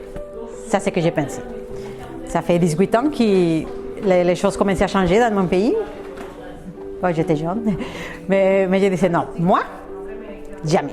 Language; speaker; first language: French; non-native, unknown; Spanish